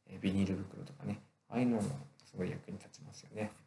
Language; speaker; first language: Japanese; native; Japanese